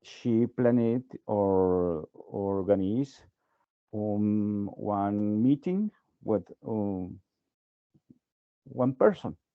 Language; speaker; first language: English; non-native, learner; Spanish